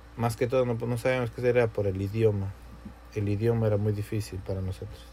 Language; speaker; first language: Spanish; native; Spanish